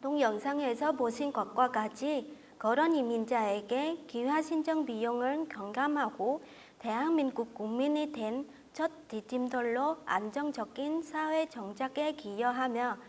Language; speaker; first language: Korean; non-native, fluent; Vietnamese